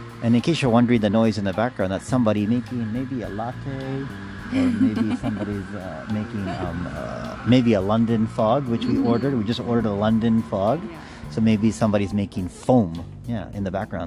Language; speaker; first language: English; native; English